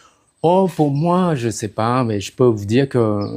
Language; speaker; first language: French; non-native, fluent; Khmer